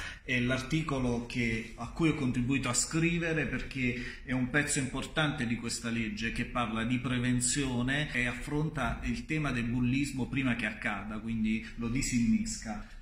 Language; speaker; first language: Italian; native; Italian